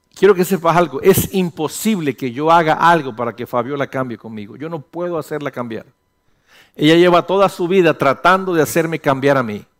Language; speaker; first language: Spanish; early bilingual, heritage; Spanish